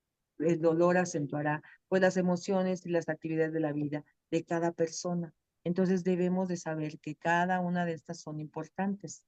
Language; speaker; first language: Spanish; native; Spanish